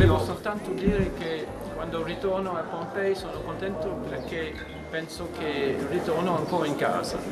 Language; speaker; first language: Italian; non-native, fluent; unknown